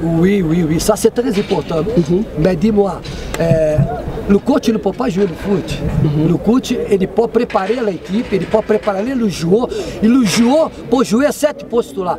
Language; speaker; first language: French; non-native, learner; Portuguese